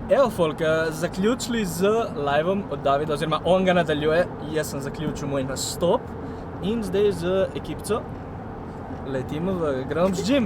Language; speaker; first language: Slovenian; native; Slovenian